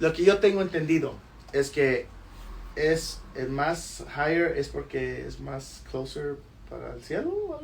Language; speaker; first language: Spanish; early bilingual, heritage; Spanish